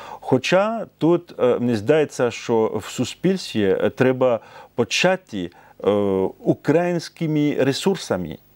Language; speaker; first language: Ukrainian; non-native, fluent; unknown